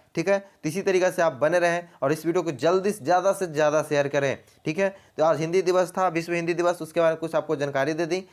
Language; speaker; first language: Hindi; native; Hindi